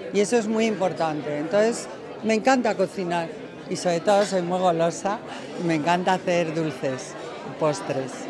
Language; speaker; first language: Spanish; native; Spanish